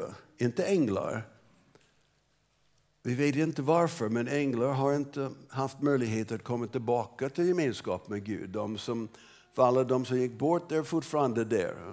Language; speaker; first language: Swedish; non-native, fluent; English